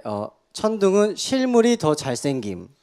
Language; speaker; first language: Korean; native; Korean